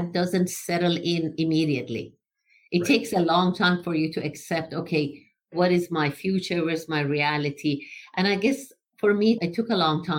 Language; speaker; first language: English; non-native, fluent; Persian